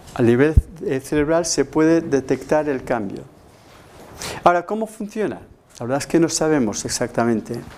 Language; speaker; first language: Spanish; native; Spanish